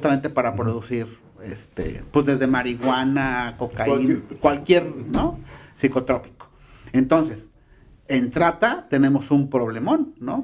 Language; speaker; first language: Spanish; native; Spanish